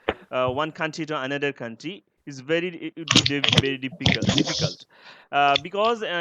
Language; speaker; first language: English; non-native, learner; Bangla